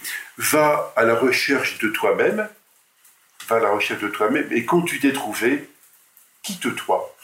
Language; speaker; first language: French; native; French